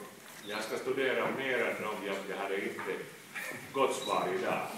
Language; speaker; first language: Swedish; non-native, local second language; Finnish